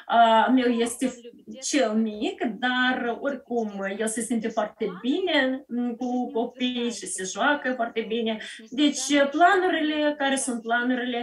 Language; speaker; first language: Romanian; early bilingual, heritage; Romanian